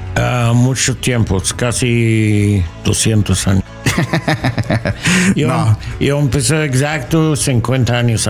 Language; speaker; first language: Spanish; non-native, learner; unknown